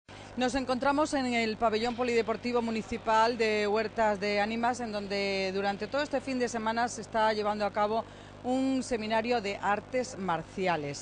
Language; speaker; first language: Spanish; native; Spanish